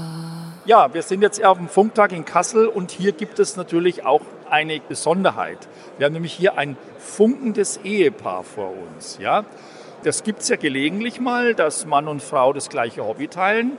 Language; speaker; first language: German; native; German